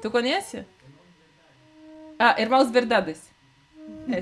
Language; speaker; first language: Portuguese; non-native, fluent; Russian